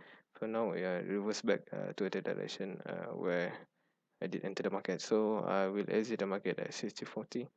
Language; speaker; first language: English; non-native, fluent; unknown